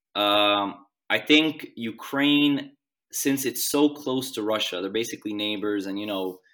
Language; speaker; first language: English; non-native, fluent; Swedish